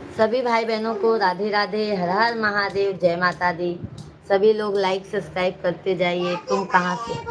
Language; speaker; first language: Hindi; native; Hindi